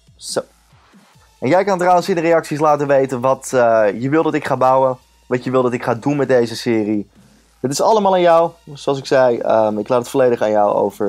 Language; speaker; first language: Dutch; native; Dutch